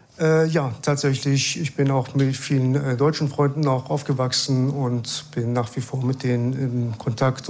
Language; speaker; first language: German; early bilingual, other home language; Persian